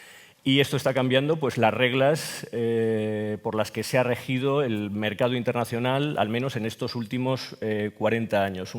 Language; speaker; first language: Spanish; native; Spanish